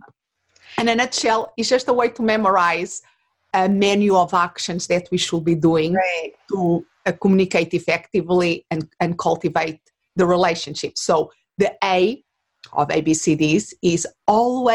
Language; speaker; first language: English; non-native, fluent; Portuguese